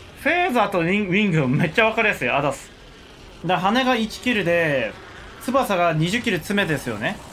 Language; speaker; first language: Japanese; non-native, fluent; Korean